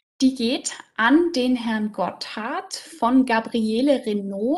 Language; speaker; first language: German; native; German